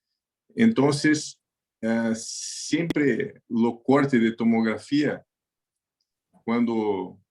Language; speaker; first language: Spanish; non-native, learner; Portuguese